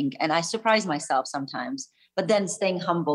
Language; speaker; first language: English; non-native, fluent; German